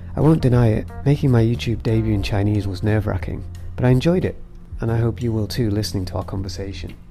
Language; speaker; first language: English; native; English